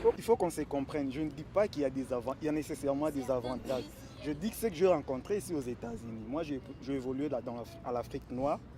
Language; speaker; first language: French; non-native, local second language; Lingala